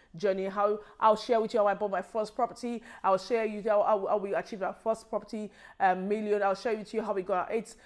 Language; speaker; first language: English; non-native, local second language; Yoruba